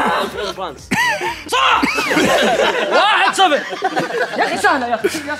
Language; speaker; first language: Arabic; native; Arabic